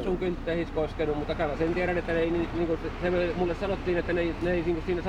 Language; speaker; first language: Finnish; native; Finnish